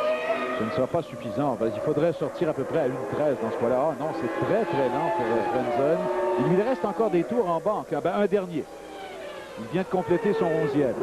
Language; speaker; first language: French; native; French